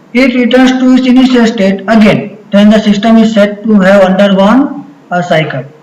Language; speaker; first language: English; non-native, local second language; Gujarati